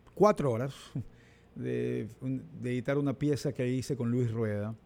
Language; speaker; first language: Spanish; native; Spanish